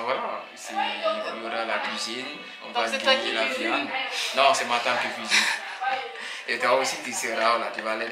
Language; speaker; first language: French; non-native, local second language; Wolof